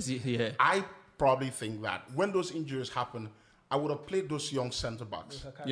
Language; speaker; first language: English; non-native, local second language; Ibibio